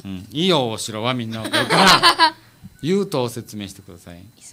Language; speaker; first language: Japanese; native; Japanese